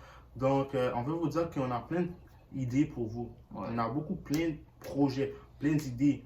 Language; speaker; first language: French; early bilingual, other home language; Haitian Creole